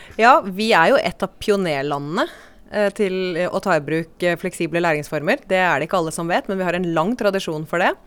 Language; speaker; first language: Norwegian; native; Norwegian